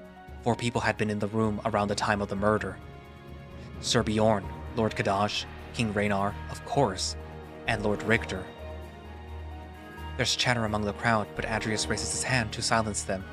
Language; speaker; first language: English; native; English